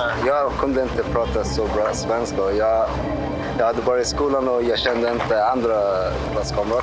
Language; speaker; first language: Swedish; non-native, learner; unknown